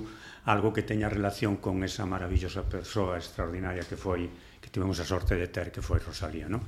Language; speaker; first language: Galician; native; Galician